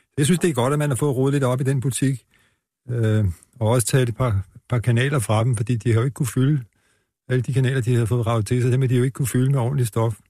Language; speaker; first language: Danish; native; Danish